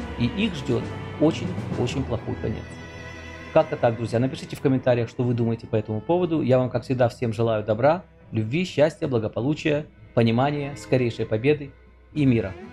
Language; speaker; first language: Russian; native; Russian